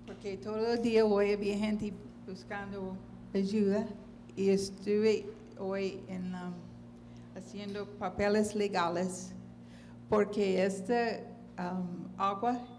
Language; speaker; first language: Spanish; non-native, fluent; English